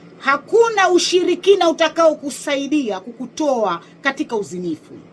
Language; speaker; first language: Swahili; native; Swahili